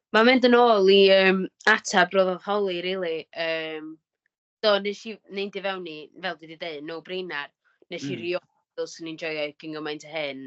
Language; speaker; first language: Welsh; native; Welsh